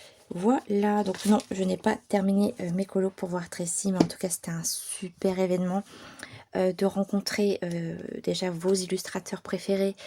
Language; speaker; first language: French; native; French